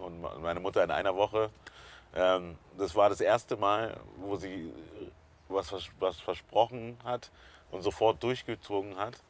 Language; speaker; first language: German; early bilingual, other home language; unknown